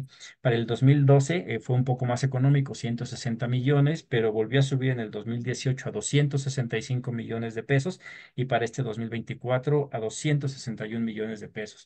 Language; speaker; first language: Spanish; native; Spanish